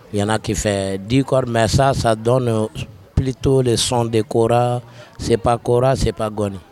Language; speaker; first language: French; non-native, local second language; Mossi